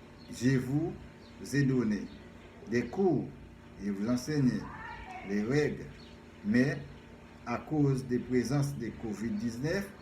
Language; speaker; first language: French; non-native, fluent; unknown